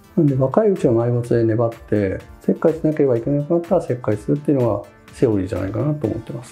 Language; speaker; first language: Japanese; native; Japanese